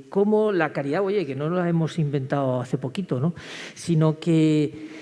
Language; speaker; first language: Spanish; native; Spanish